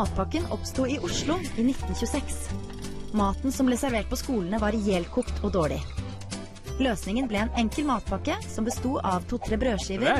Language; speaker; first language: Norwegian; native; Norwegian